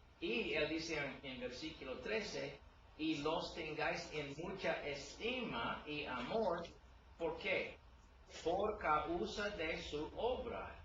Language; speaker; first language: Spanish; non-native, learner; English